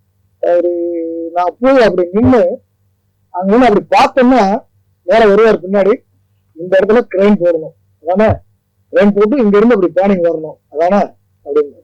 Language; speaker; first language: Tamil; native; Tamil